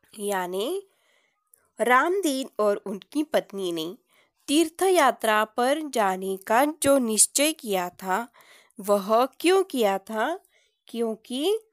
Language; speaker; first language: Hindi; non-native, local second language; Marathi